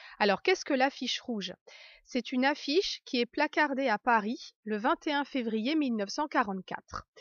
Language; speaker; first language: French; native; French